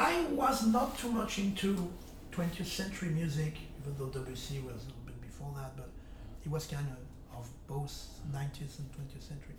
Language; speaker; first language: English; non-native, fluent; French